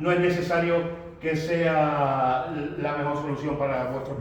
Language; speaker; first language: Spanish; native; Spanish